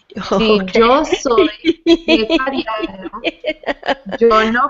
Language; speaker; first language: Spanish; non-native, fluent; English